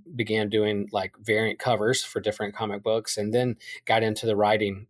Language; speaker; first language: English; native; English